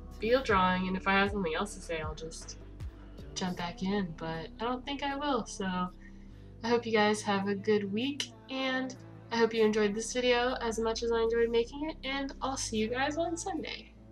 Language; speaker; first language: English; native; English